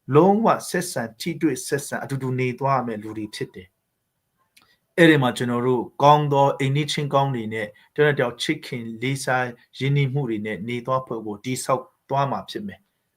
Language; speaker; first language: Burmese; non-native, local second language; Hakha Chin